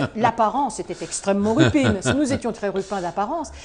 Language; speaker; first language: French; native; French